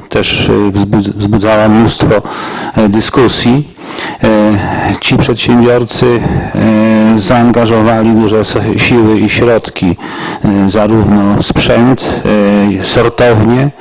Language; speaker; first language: Polish; native; Polish